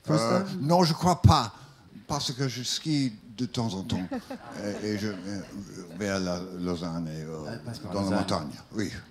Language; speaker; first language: French; non-native, learner; English